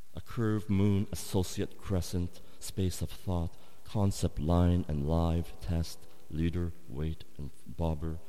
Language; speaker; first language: English; native; English